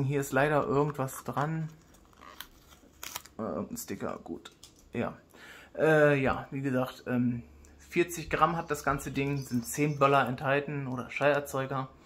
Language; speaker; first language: German; native; German